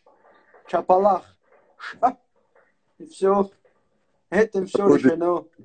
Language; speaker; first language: Russian; native; Russian